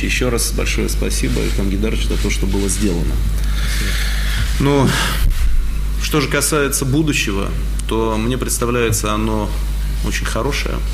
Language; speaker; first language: Russian; native; Russian